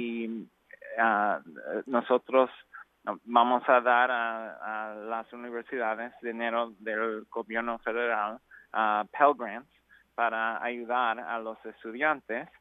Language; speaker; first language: Spanish; non-native, learner; English